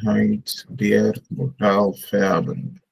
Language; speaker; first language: German; non-native, fluent; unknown